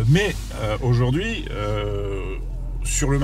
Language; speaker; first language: French; native; French